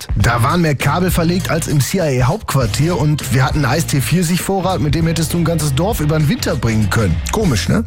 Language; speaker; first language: German; native; German